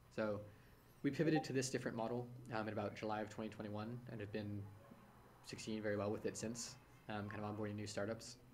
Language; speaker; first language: English; native; English